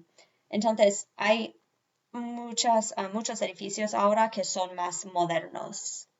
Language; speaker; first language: Spanish; non-native, fluent; English